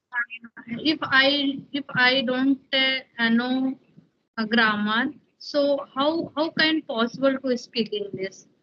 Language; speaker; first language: English; non-native, learner; Hindi